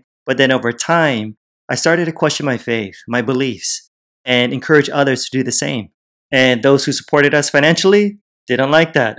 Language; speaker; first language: English; native; English